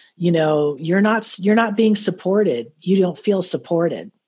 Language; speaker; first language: English; native; English